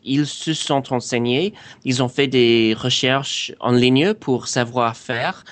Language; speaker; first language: French; non-native, fluent; English